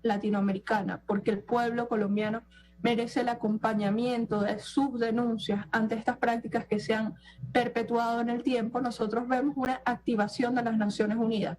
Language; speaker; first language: Spanish; native; Spanish